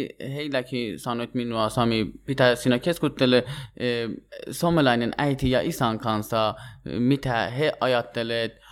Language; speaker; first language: Finnish; non-native, learner; Persian